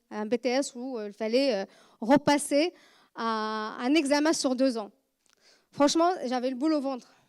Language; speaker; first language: French; non-native, fluent; Arabic